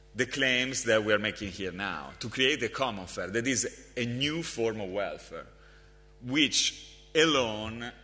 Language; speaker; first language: English; non-native, fluent; Italian